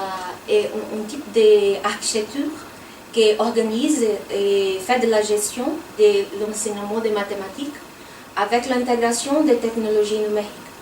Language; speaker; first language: French; non-native, fluent; Portuguese